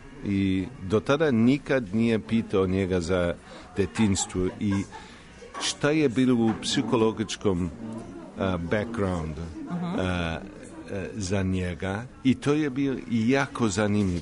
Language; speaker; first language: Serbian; non-native, fluent; English